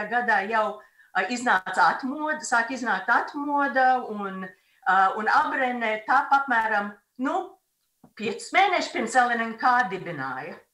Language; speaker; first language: Latvian; native; Latvian